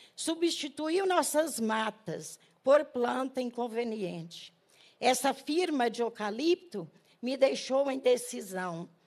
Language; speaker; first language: Portuguese; native; Portuguese